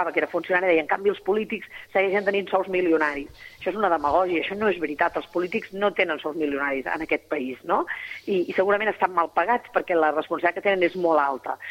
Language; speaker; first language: Catalan; native; Catalan